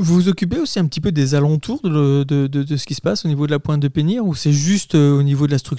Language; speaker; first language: French; native; French